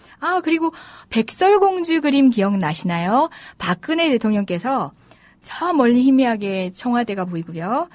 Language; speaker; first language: Korean; native; Korean